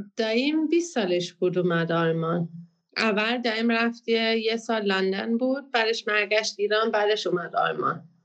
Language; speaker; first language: Persian; early bilingual, heritage; Persian